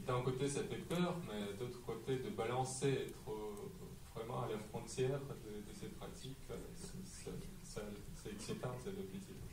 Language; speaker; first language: French; non-native, fluent; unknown